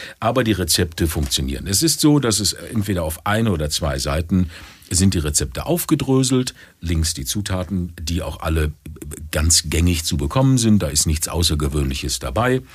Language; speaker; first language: German; native; German